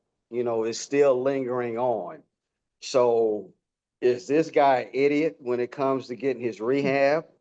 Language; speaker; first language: English; native; English